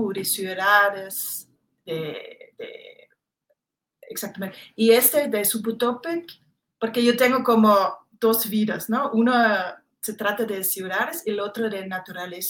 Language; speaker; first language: Spanish; non-native, fluent; German